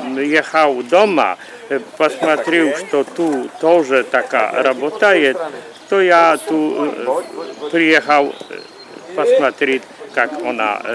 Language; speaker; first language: Polish; non-native, learner; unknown